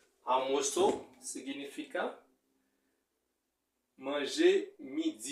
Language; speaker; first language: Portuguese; non-native, fluent; Haitian Creole